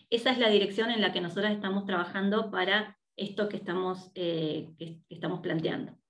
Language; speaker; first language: Spanish; native; Spanish